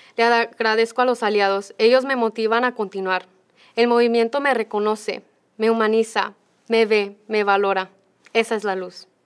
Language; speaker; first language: Spanish; early bilingual, heritage; Spanish